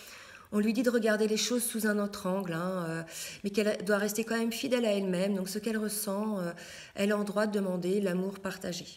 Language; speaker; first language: French; native; French